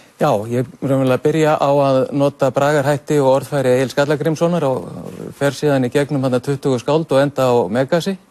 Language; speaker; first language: Icelandic; native; Icelandic